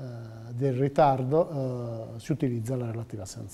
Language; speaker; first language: Italian; native; Italian